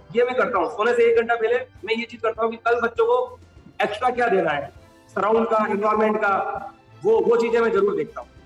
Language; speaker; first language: Hindi; native; Hindi